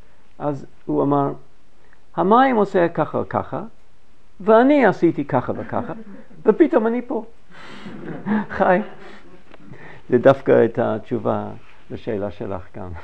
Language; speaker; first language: Hebrew; non-native, fluent; English